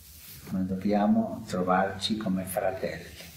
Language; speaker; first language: Italian; non-native, fluent; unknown